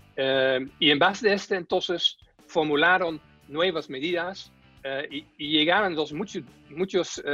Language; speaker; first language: Spanish; non-native, fluent; Dutch